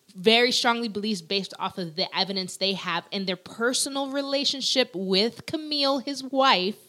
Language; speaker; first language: English; early bilingual, other home language; Spanish